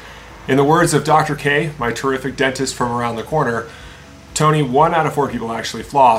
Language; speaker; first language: English; native; English